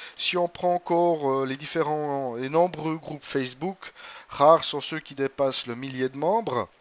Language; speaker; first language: French; native; French